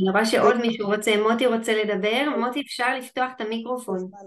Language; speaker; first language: Hebrew; native; Hebrew